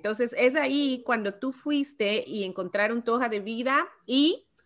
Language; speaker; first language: Spanish; native; Spanish